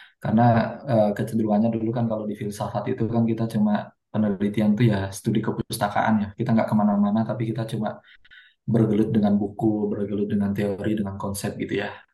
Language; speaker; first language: Indonesian; native; Indonesian